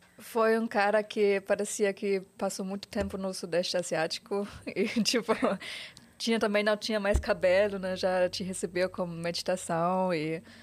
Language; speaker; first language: Portuguese; non-native, fluent; German